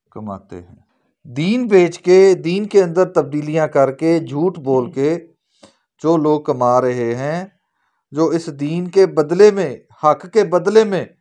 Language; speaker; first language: Urdu; native; Urdu